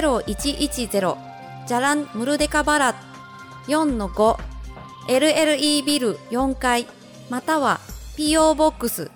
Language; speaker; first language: Japanese; non-native, fluent; Indonesian